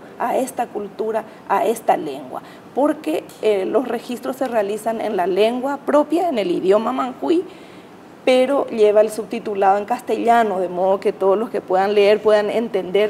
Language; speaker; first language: Spanish; native; Spanish